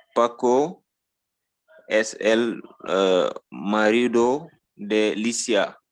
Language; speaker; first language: Spanish; non-native, learner; French